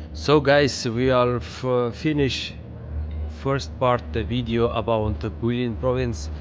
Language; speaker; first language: English; non-native, learner; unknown